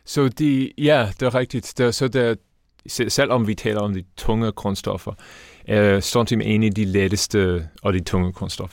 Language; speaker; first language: Danish; non-native, fluent; English